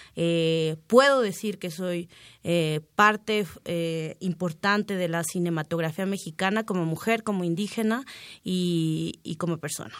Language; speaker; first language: Spanish; native; Spanish